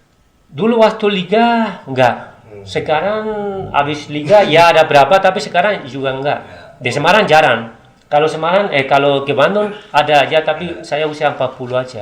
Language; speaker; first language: Indonesian; non-native, learner; Spanish